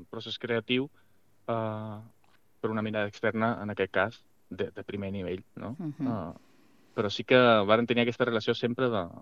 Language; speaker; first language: Catalan; non-native, fluent; Spanish